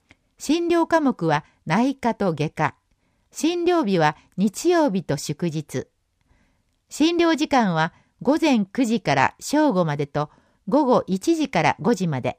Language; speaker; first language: Japanese; native; Japanese